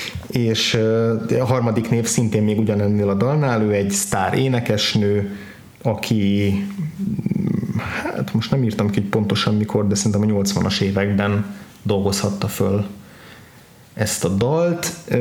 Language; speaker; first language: Hungarian; native; Hungarian